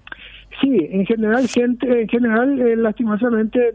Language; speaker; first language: Spanish; native; Spanish